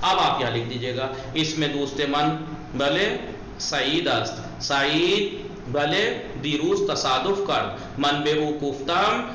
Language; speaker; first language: Persian; non-native, fluent; Urdu